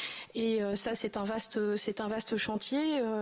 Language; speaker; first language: French; native; French